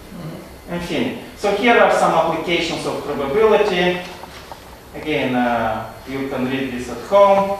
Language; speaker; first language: English; non-native, fluent; Romanian